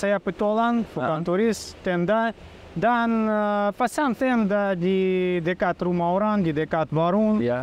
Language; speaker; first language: Indonesian; non-native, learner; Russian